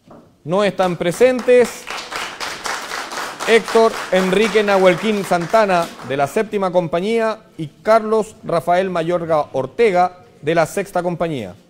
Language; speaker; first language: Spanish; native; Spanish